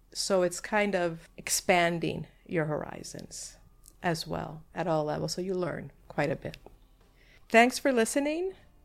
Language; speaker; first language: English; non-native, fluent; Spanish